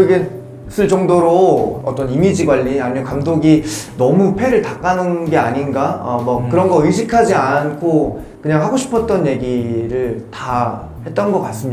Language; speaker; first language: Korean; native; Korean